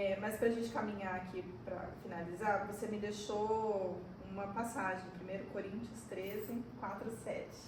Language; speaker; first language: Portuguese; native; Portuguese